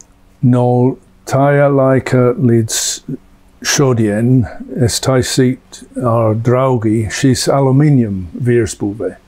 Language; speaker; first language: Latvian; non-native, learner; English